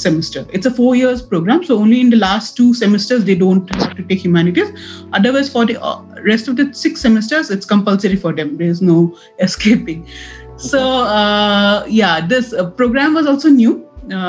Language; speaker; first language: English; non-native, local second language; Assamese